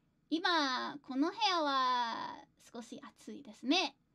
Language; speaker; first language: Japanese; non-native, learner; English